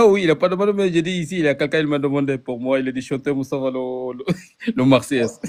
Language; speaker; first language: French; non-native, learner; Arabic